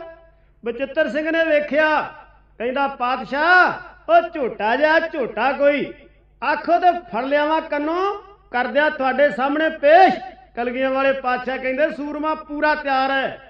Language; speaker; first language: Punjabi; native; Punjabi